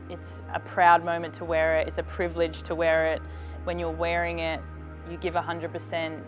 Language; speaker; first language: English; native; English